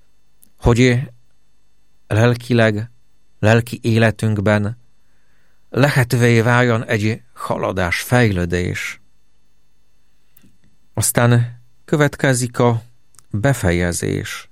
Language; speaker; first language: Hungarian; non-native, fluent; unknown